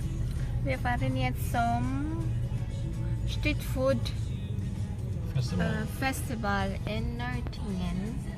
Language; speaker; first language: German; non-native, learner; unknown